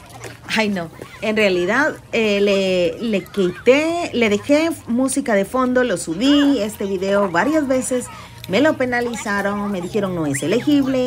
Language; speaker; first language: Spanish; native; Spanish